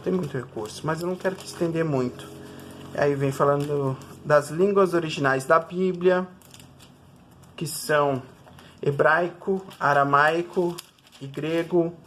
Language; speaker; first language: Portuguese; native; Portuguese